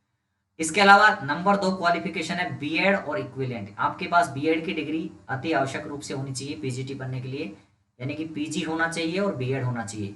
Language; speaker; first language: Hindi; native; Hindi